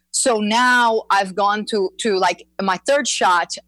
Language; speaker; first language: English; non-native, fluent; Portuguese